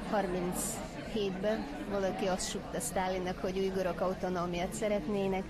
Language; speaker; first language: Hungarian; non-native, fluent; Uyghur